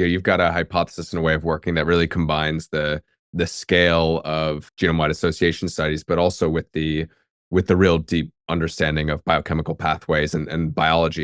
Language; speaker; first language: English; native; English